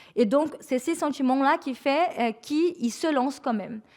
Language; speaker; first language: French; non-native, fluent; Portuguese